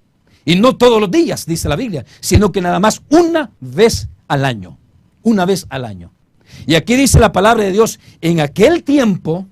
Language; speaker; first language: Spanish; native; Spanish